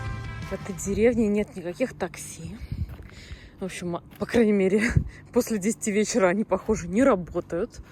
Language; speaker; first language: Russian; native; Russian